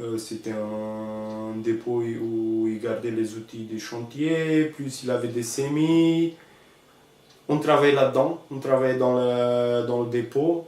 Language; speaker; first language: French; non-native, fluent; Romanian